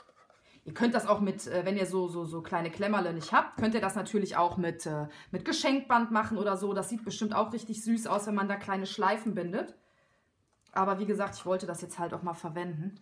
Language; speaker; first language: German; native; German